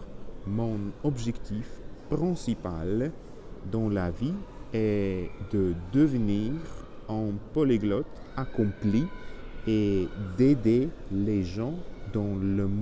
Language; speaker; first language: French; non-native, learner; Spanish